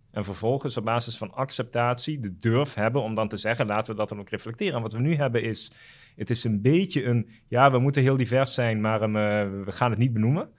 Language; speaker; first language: Dutch; non-native, local second language; Papiamento